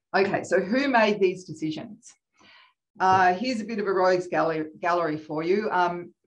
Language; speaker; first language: English; native; English